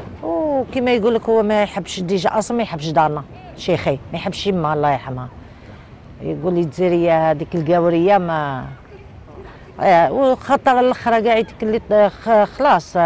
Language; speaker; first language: Arabic; native; Arabic